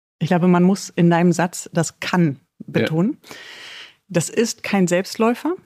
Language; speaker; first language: German; native; German